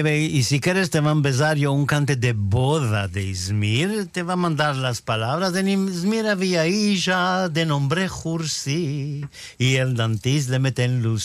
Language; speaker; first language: Spanish; early bilingual, heritage; Ladino